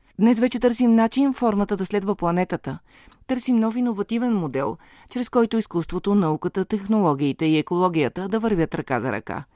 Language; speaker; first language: Bulgarian; native; Bulgarian